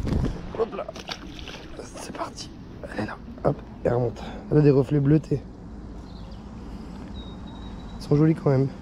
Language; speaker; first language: French; native; French